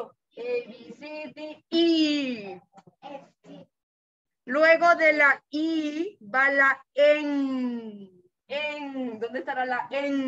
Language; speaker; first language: Spanish; native; Spanish